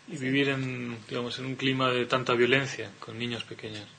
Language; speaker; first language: Spanish; native; Spanish